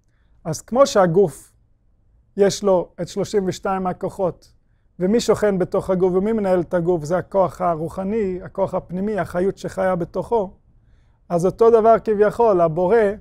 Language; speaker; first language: Hebrew; non-native, fluent; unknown